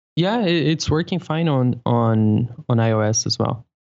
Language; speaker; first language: English; non-native, fluent; Portuguese